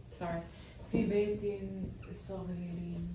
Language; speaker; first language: Arabic; non-native, learner; English